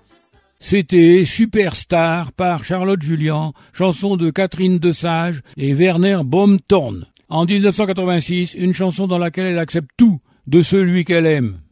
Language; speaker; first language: French; native; French